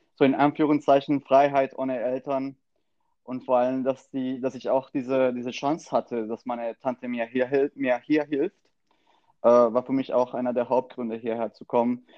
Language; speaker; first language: German; non-native, fluent; Spanish